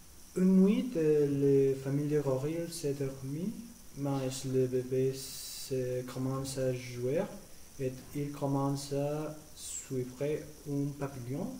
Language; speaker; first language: French; non-native, learner; Spanish